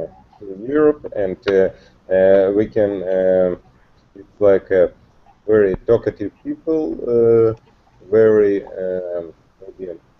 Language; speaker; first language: English; non-native, learner; Russian